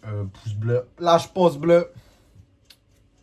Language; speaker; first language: French; native; French